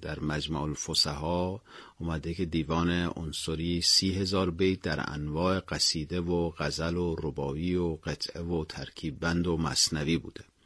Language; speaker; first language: Persian; native; Persian